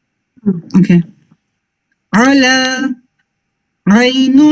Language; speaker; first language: Arabic; non-native, learner; Urdu